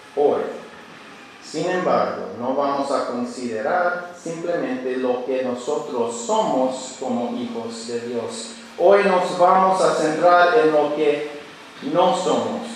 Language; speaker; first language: Spanish; non-native, learner; English